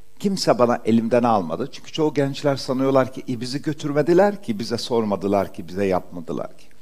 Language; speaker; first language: Turkish; early bilingual, heritage; Turkish